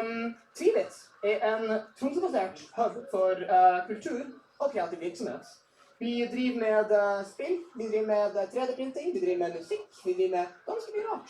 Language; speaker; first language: Norwegian; native; Norwegian